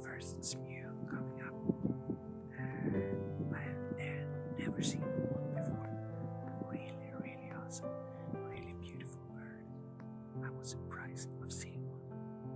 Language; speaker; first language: English; non-native, fluent; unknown